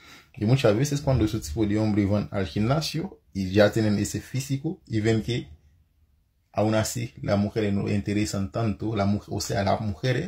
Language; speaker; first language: Spanish; non-native, fluent; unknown